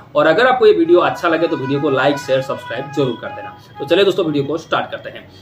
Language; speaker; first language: Hindi; non-native, local second language; Odia